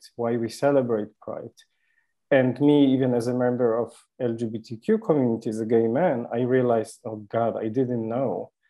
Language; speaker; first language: English; non-native, fluent; Polish